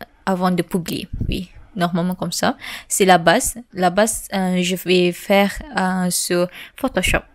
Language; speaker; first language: French; non-native, learner; Malay